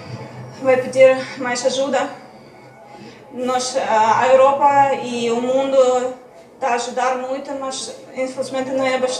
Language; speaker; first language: Portuguese; non-native, fluent; Ukrainian